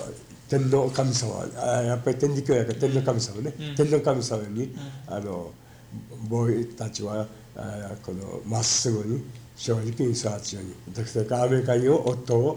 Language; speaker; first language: Japanese; native; Japanese